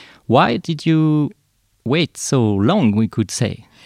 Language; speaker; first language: English; non-native, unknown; French